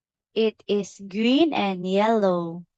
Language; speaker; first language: English; non-native, learner; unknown